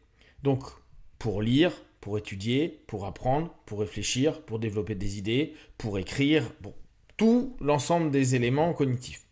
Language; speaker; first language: French; native; French